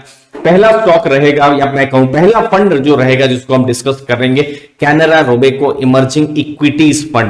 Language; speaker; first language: Hindi; native; Hindi